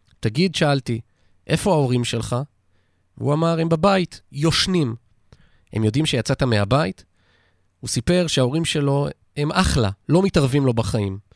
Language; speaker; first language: Hebrew; native; Hebrew